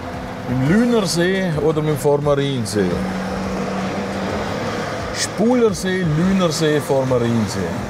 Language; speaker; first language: German; native; German